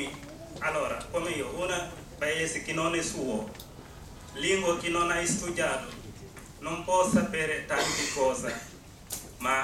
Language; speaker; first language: Italian; non-native, learner; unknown